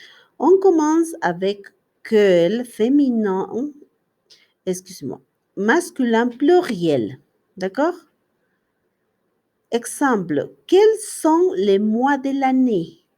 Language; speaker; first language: French; non-native, fluent; Spanish